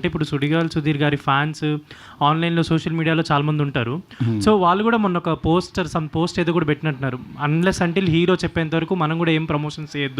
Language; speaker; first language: Telugu; native; Telugu